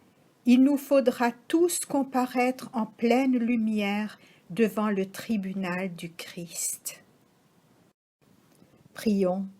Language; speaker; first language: French; native; French